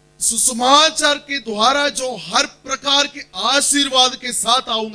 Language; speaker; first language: Hindi; non-native, local second language; Tamil